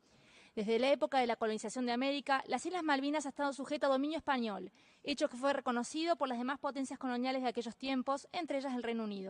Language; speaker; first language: Spanish; native; Spanish